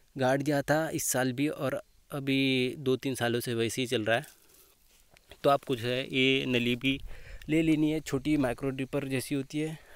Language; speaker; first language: Hindi; non-native, local second language; Marathi